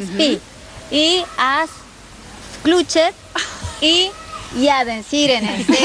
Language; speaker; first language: Bulgarian; non-native, learner; Spanish